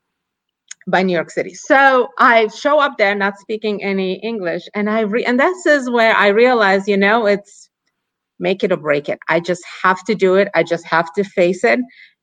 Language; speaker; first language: English; non-native, fluent; Ukrainian